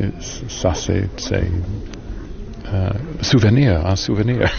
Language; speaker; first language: French; non-native, fluent; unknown